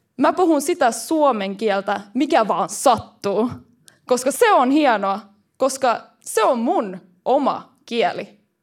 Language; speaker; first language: Finnish; early bilingual, heritage; Finnish